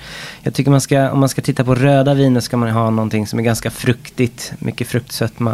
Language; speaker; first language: Swedish; non-native, fluent; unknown